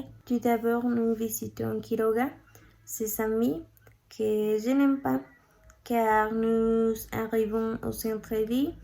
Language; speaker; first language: French; non-native, learner; Spanish